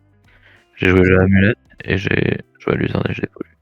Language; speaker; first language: French; native; French